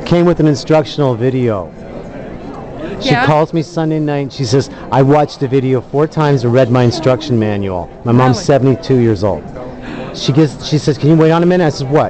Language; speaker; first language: English; native; English